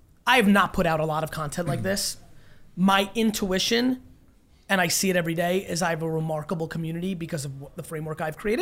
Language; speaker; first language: English; native; English